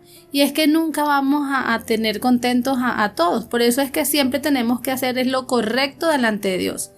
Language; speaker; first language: Spanish; native; Spanish